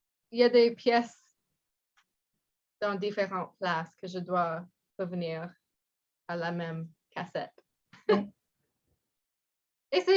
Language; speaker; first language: French; non-native, learner; English